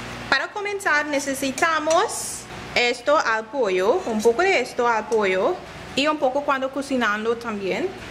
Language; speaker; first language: Spanish; non-native, learner; English